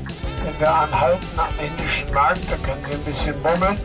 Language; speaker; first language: German; non-native, fluent; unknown